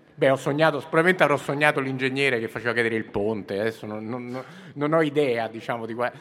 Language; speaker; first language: Italian; native; Italian